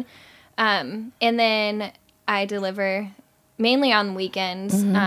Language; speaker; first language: English; native; English